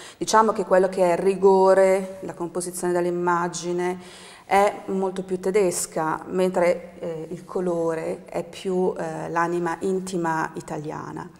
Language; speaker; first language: Italian; native; Italian